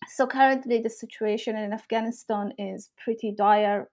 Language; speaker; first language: English; non-native, fluent; Persian